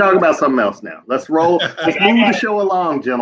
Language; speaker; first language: English; native; English